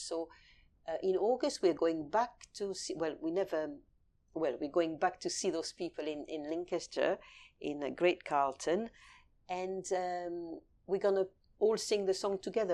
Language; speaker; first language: English; early bilingual, other home language; French